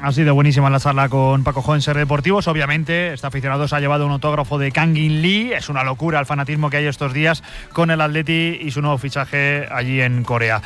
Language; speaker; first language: Spanish; native; Spanish